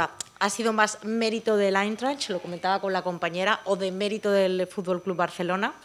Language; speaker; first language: Spanish; native; Spanish